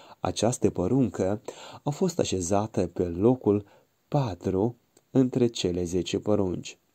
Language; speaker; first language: Romanian; native; Romanian